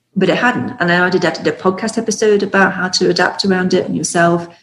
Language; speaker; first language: English; native; English